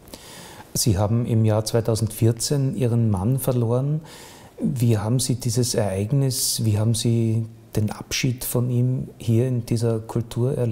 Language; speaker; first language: German; native; German